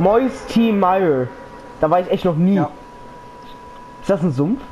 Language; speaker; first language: German; native; German